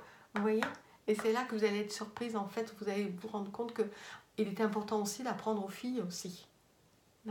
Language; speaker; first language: French; native; French